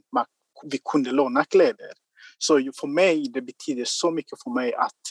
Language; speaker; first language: Swedish; non-native, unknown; Kinyarwanda